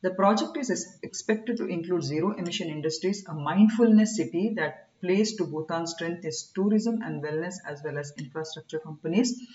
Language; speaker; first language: English; non-native, local second language; Kannada